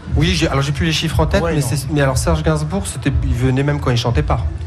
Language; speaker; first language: French; native; French